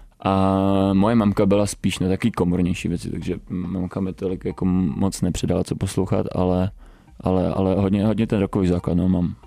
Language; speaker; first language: Czech; early bilingual, other home language; Romanian